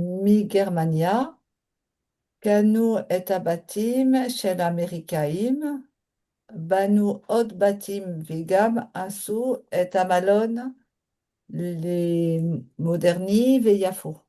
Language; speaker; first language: Hebrew; non-native, learner; French